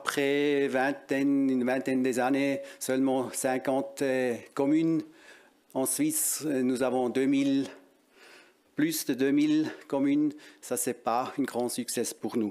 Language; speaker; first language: French; non-native, local second language; German